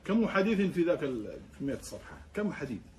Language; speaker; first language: Arabic; native; Arabic